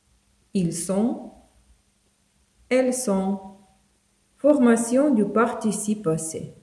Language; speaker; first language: French; non-native, fluent; Ukrainian